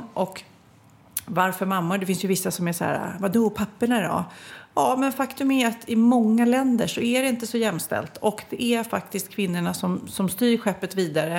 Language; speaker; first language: Swedish; native; Swedish